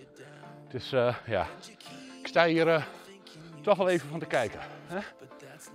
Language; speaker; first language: Dutch; native; Dutch